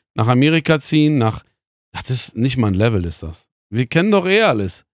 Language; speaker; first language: German; early bilingual, other home language; Persian